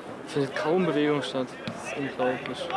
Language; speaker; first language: German; native; German